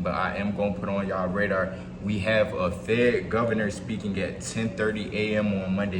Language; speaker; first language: English; native; English